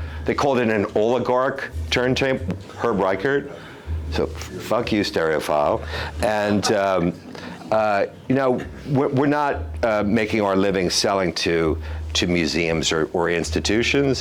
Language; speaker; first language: English; native; English